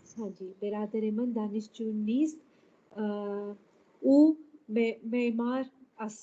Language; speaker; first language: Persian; non-native, learner; Urdu